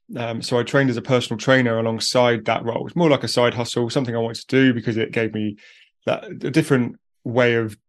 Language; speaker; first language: English; native; English